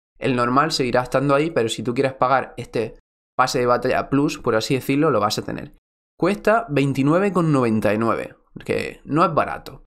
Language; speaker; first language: Spanish; native; Spanish